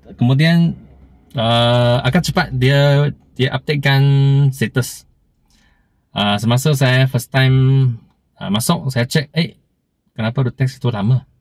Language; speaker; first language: Malay; non-native, local second language; Chinese